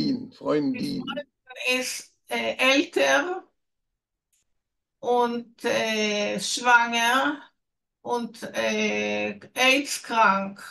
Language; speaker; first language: German; non-native, learner; Hebrew